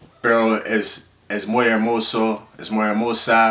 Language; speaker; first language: Spanish; non-native, learner; English